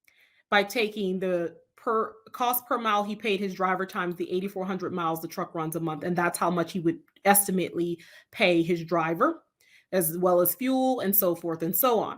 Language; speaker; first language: English; native; English